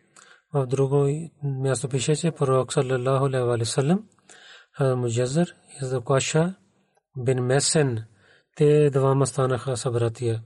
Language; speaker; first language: Bulgarian; non-native, learner; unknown